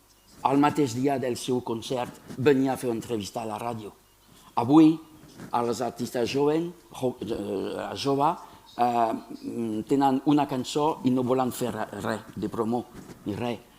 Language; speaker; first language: Catalan; non-native, fluent; French